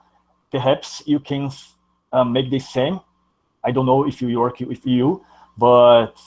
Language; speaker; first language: English; non-native, learner; Portuguese